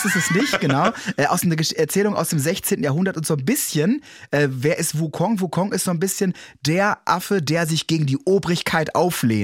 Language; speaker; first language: German; native; German